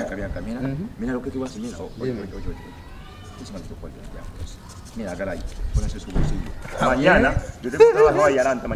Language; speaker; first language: Spanish; native; Spanish